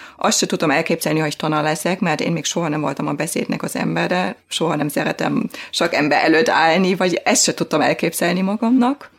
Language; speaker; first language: Hungarian; non-native, fluent; German